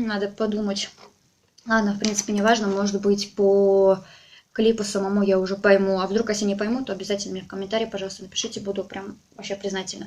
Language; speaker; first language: Russian; native; Russian